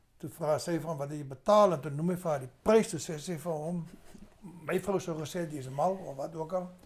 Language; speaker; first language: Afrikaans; native; Afrikaans